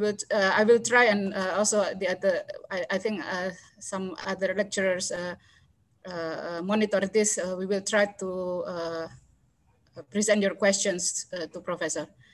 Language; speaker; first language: English; non-native, fluent; Indonesian